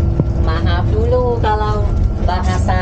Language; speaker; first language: Indonesian; non-native, fluent; Thai